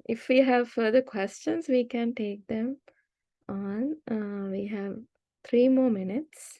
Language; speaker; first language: English; non-native, local second language; Sinhala